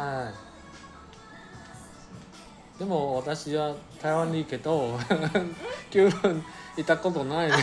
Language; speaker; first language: Japanese; non-native, learner; Chinese